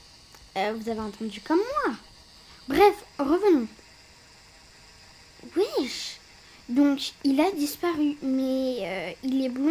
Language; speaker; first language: French; native; French